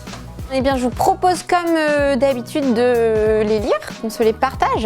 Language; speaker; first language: French; native; French